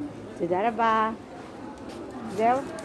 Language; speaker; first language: Hebrew; non-native, learner; Filipino